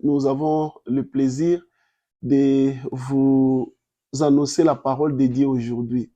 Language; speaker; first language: French; non-native, local second language; Lingala